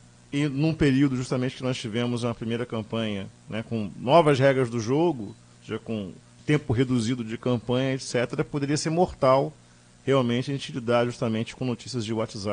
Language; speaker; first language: Portuguese; native; Portuguese